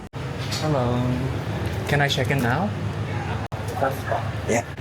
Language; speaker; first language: English; non-native, learner; Korean